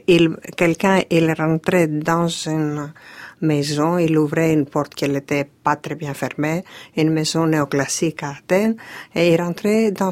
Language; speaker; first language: French; non-native, fluent; Greek